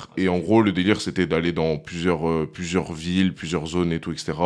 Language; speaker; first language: French; native; French